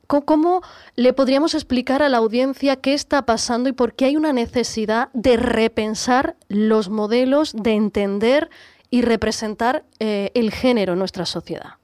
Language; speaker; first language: Spanish; native; Spanish